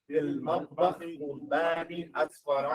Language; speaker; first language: Arabic; non-native, learner; English